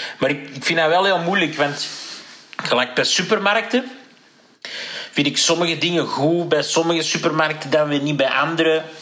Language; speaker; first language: Dutch; native; Dutch